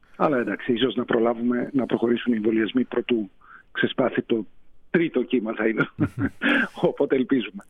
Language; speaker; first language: Greek; early bilingual, heritage; Greek